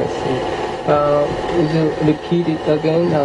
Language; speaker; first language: English; non-native, learner; Japanese